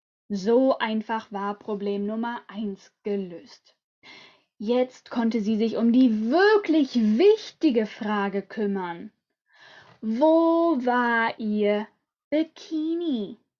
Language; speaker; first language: German; native; German